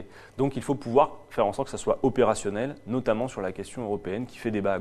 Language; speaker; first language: French; native; French